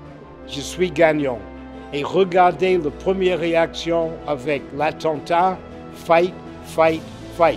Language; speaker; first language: French; non-native, fluent; English